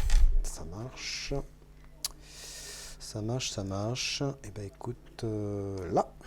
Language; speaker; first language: French; native; French